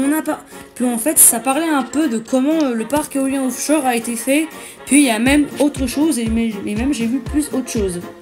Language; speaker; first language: French; native; French